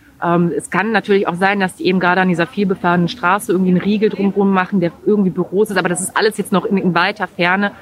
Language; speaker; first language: German; native; German